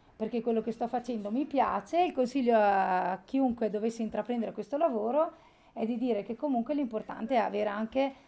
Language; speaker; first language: Italian; native; Italian